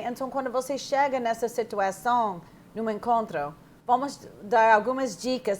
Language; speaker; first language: Portuguese; non-native, fluent; English